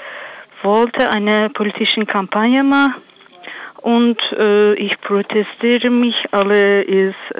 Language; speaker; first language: German; non-native, learner; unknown